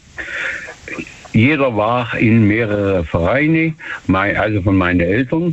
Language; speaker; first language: German; native; German